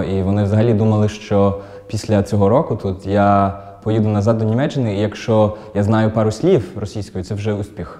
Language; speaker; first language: Ukrainian; non-native, fluent; German